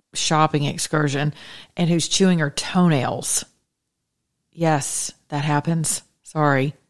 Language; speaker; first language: English; native; English